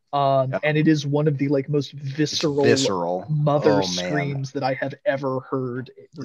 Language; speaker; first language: English; native; English